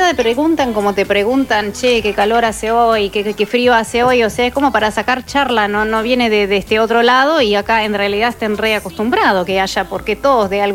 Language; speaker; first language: Spanish; non-native, fluent; German